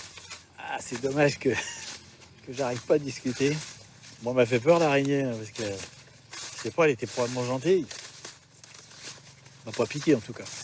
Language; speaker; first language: French; native; French